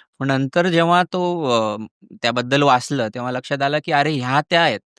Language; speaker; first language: Marathi; native; Marathi